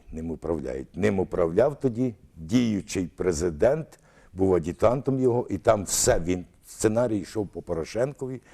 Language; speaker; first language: Ukrainian; early bilingual, other home language; Russian